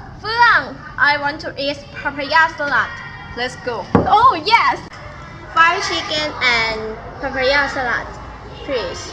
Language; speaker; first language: English; non-native, learner; Thai